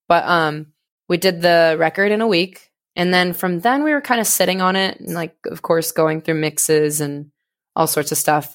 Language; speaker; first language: English; native; English